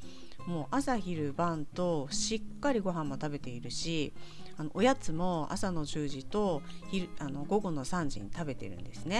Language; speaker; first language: Japanese; native; Japanese